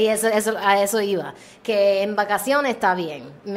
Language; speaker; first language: Spanish; non-native, fluent; English